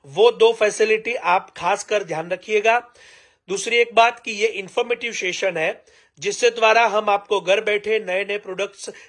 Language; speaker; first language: Hindi; non-native, local second language; Gujarati